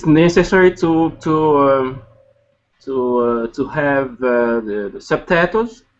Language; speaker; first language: English; non-native, learner; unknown